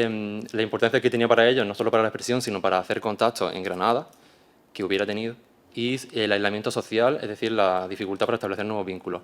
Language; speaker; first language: Spanish; native; Spanish